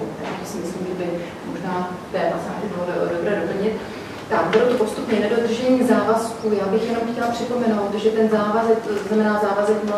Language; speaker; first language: Czech; native; Czech